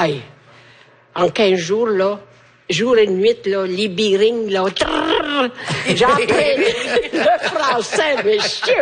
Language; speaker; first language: French; non-native, fluent; Italian